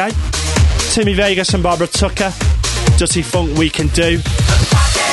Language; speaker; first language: English; native; English